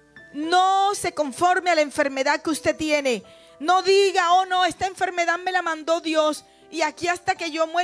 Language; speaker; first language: Spanish; native; Spanish